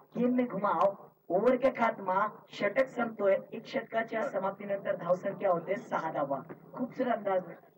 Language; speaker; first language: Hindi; non-native, local second language; Marathi